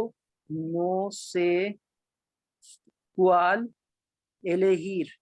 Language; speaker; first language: Spanish; non-native, learner; Hindi